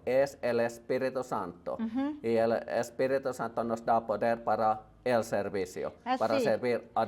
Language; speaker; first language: Spanish; non-native, learner; Finnish